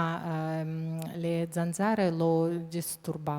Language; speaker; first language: Italian; non-native, fluent; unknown